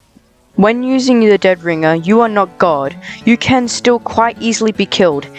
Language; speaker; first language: English; native; English